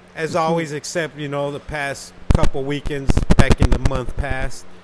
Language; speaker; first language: English; early bilingual, other home language; Spanish